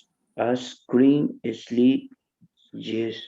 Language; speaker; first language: English; non-native, learner; Spanish